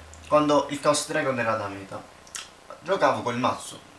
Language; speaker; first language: Italian; native; Italian